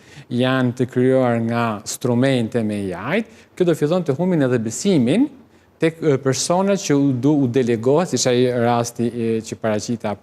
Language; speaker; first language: Albanian; native; Albanian